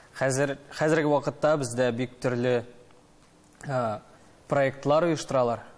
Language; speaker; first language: Tatar; native; Tatar